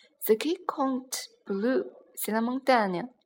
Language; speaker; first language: French; non-native, learner; Chinese